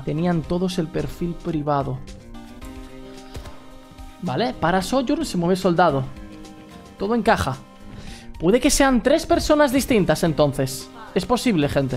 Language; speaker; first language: Spanish; native; Spanish